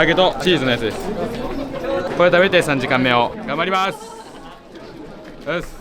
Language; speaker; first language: Japanese; native; Japanese